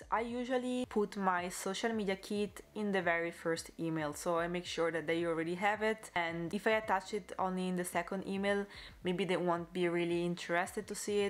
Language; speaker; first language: English; non-native, fluent; Italian